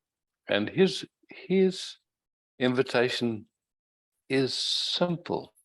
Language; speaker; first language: English; native; English